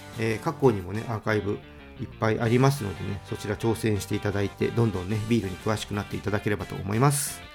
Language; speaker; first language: Japanese; native; Japanese